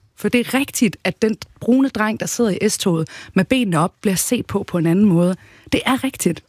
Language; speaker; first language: Danish; early bilingual, other home language; Arabic